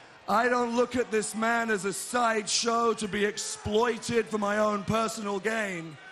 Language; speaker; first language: English; native; English